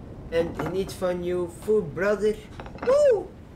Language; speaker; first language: English; non-native, learner; Dutch